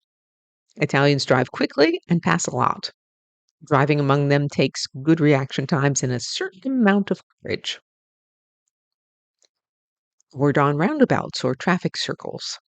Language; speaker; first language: English; native; English